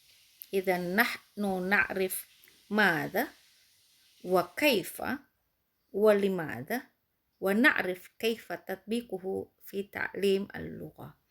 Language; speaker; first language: Arabic; non-native, fluent; Indonesian